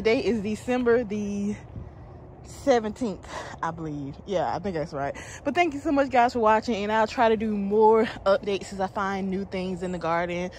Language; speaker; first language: English; native; English